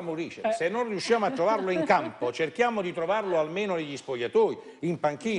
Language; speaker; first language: Italian; native; Italian